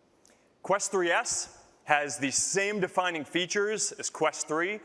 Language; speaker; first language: English; native; English